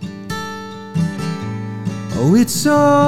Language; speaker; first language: English; native; English